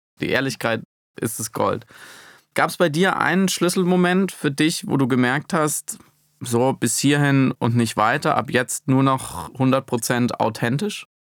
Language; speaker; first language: German; native; German